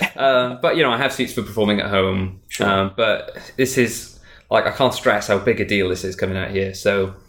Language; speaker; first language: English; native; English